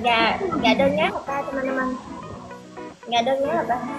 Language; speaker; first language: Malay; non-native, learner; Vietnamese